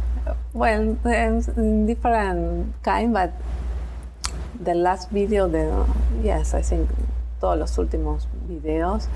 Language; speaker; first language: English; non-native, learner; Spanish